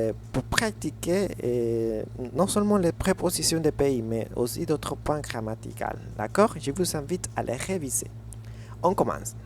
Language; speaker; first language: French; non-native, fluent; Spanish